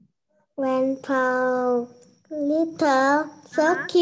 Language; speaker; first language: English; non-native, learner; Indonesian